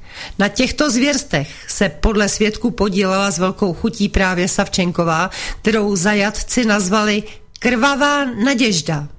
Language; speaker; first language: Czech; native; Czech